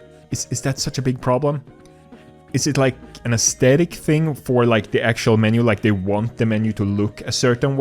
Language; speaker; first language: English; non-native, fluent; Swedish